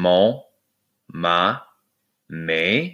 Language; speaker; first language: French; non-native, fluent; English